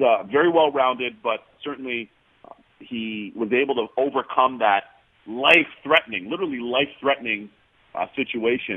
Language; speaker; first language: English; native; English